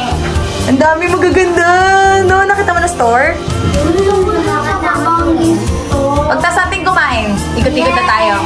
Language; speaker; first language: Filipino; native; Filipino